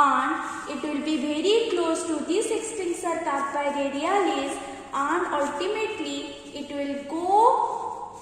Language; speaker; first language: English; non-native, local second language; Hindi